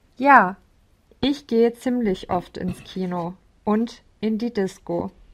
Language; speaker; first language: German; non-native, learner; English